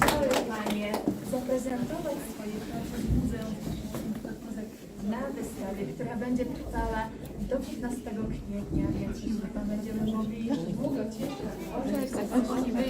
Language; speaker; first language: Polish; native; Polish